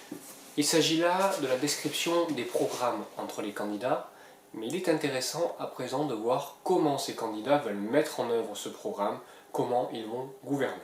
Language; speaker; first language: French; native; French